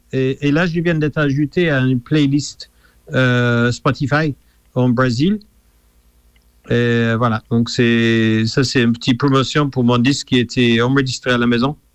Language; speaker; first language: French; non-native, fluent; English